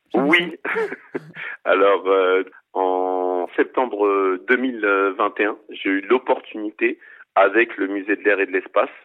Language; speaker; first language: French; native; French